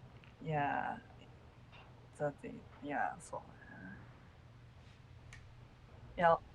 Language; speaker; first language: English; non-native, learner; Japanese